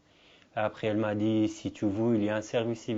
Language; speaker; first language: French; non-native, learner; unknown